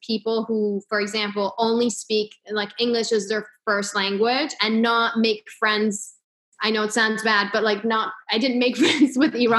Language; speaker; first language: English; non-native, fluent; Persian